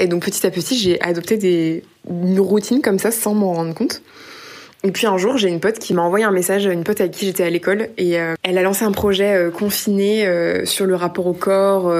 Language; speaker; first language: French; native; French